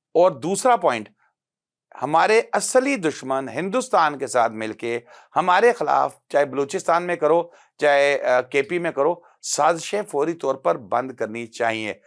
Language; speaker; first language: Urdu; non-native, local second language; Pashto